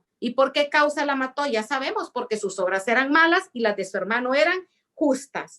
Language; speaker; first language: Spanish; native; Spanish